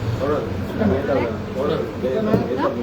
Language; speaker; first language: Tamil; native; Tamil